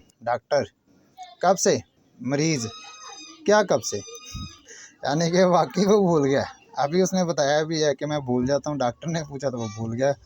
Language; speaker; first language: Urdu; non-native, local second language; Punjabi